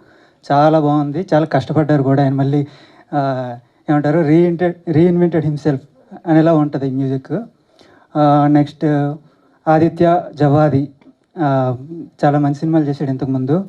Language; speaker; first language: Telugu; native; Telugu